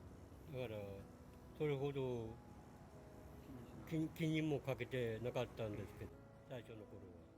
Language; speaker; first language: Japanese; native; Japanese